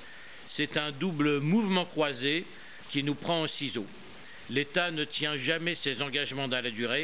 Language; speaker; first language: French; native; French